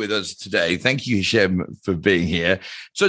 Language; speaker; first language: English; native; English